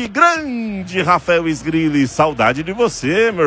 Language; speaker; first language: Portuguese; native; Portuguese